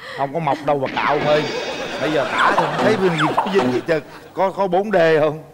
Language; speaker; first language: Vietnamese; native; Vietnamese